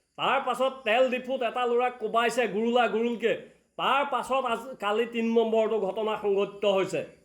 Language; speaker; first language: Assamese; native; Assamese